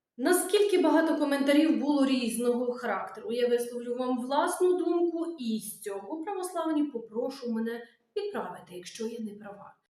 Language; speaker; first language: Ukrainian; native; Ukrainian